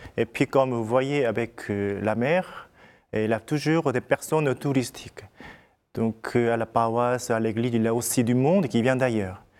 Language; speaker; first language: French; non-native, fluent; Korean